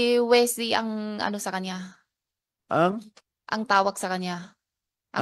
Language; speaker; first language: Filipino; non-native, learner; Chinese